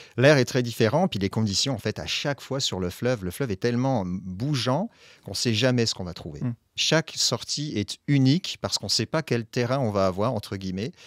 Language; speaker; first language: French; native; French